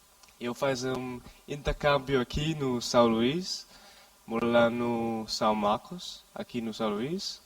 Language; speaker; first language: Portuguese; non-native, learner; Danish